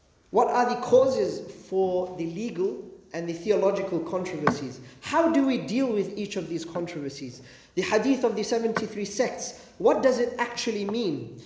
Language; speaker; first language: English; native; English